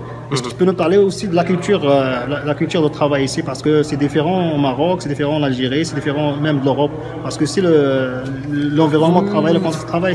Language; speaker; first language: French; non-native, local second language; Arabic